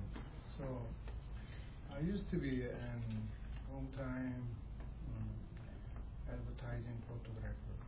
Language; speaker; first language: English; non-native, learner; Korean